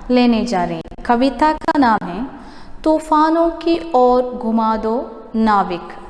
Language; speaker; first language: Hindi; non-native, local second language; Malayalam